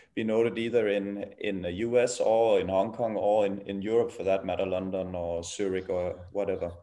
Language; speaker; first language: English; non-native, fluent; Danish